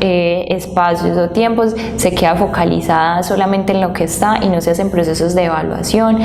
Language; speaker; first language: Spanish; native; Spanish